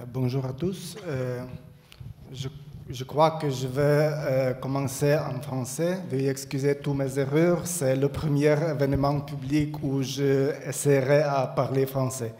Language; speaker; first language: French; non-native, learner; Ukrainian